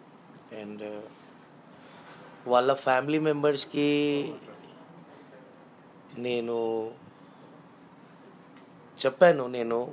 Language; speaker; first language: Telugu; non-native, local second language; Urdu